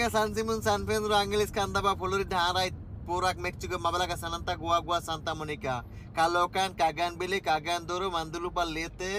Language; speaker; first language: Filipino; non-native, learner; Bangla